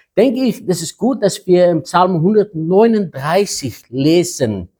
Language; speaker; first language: German; non-native, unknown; Afrikaans